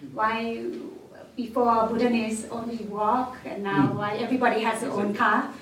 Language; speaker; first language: English; non-native, fluent; Thai